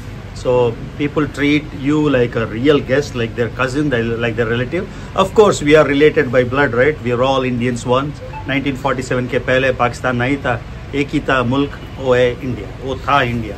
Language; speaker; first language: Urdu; non-native, local second language; Telugu